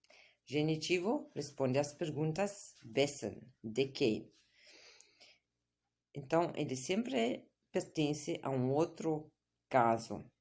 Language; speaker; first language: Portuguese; non-native, fluent; German